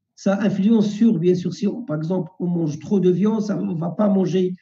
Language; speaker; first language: French; non-native, local second language; Arabic